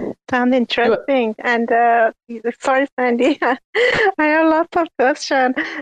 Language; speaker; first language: English; non-native, learner; Persian